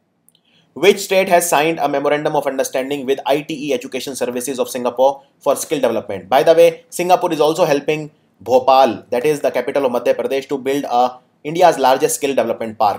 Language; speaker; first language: English; non-native, local second language; Hindi